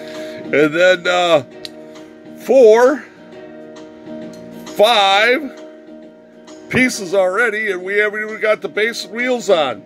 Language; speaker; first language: English; native; English